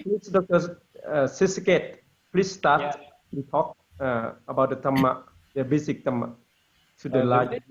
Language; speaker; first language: English; non-native, learner; Lao